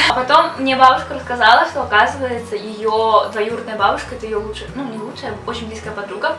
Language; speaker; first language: Russian; native; Russian